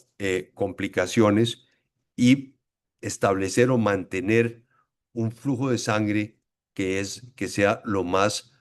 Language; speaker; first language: Spanish; native; Spanish